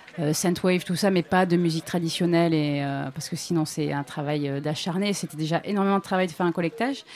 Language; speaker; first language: French; native; French